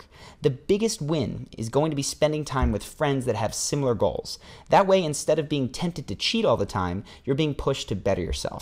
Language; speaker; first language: English; native; English